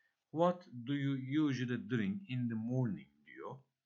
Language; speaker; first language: English; non-native, fluent; Turkish